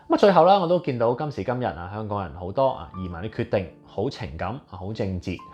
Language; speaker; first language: Cantonese; native; Cantonese